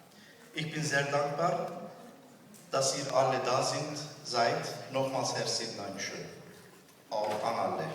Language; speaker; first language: German; non-native, fluent; Zaza